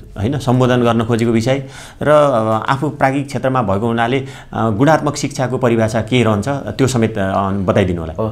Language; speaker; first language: Nepali; native; Nepali